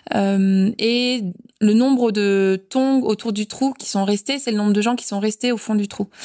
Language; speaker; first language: French; native; French